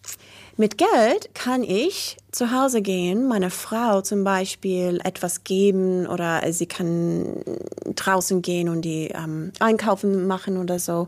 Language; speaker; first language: German; non-native, learner; English